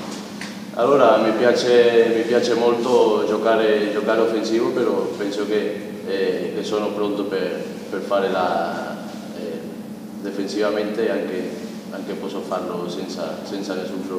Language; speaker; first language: Italian; non-native, fluent; Spanish